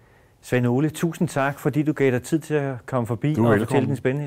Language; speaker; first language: Danish; native; Danish